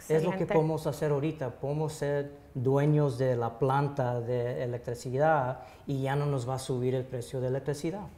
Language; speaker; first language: Spanish; early bilingual, heritage; Spanish